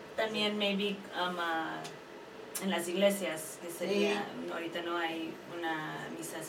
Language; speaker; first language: Spanish; early bilingual, heritage; Spanish